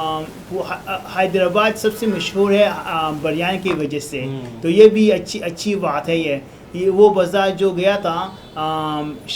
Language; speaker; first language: Hindi; non-native, learner; Arabic